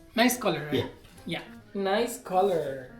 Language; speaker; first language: English; non-native, local second language; Filipino